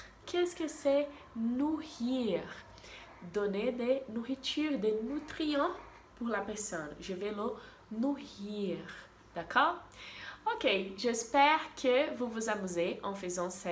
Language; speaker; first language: French; non-native, fluent; Portuguese